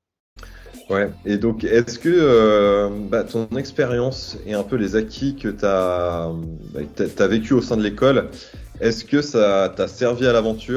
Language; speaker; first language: French; native; French